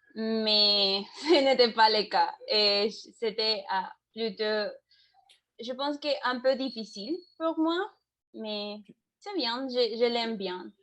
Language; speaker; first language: French; non-native, learner; Spanish